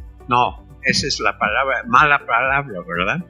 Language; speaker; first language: Spanish; non-native, fluent; English